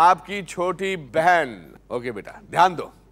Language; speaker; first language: Hindi; native; Hindi